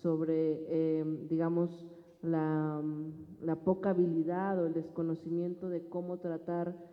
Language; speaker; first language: Spanish; native; Spanish